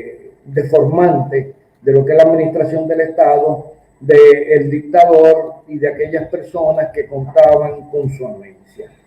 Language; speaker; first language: Spanish; native; Spanish